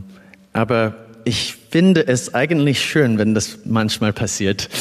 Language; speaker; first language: German; non-native, fluent; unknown